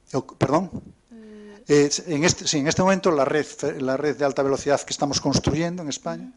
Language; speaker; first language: Spanish; native; Spanish